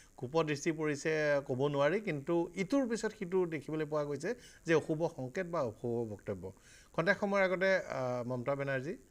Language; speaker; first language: Assamese; native; Assamese